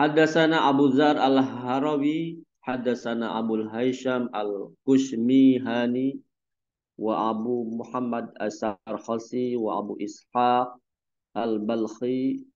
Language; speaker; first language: Arabic; non-native, fluent; Indonesian